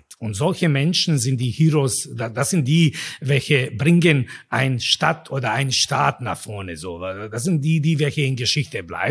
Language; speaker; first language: German; non-native, fluent; Croatian